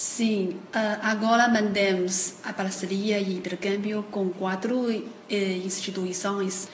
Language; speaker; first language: Portuguese; non-native, fluent; Chinese